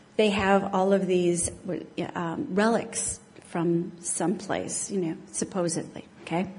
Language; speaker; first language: English; native; English